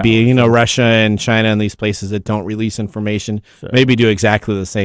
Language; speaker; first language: English; native; English